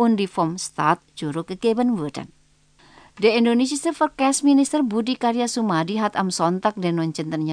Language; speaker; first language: German; non-native, fluent; Indonesian